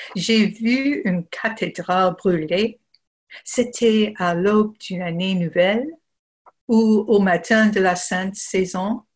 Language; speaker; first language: French; non-native, fluent; English